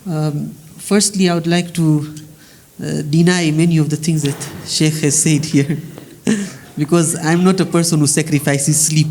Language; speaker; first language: English; non-native, fluent; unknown